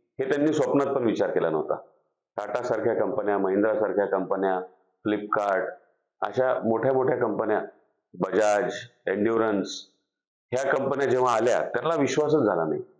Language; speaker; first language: Marathi; native; Marathi